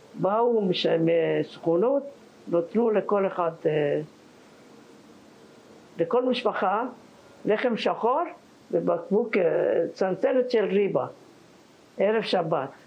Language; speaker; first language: Hebrew; non-native, fluent; Persian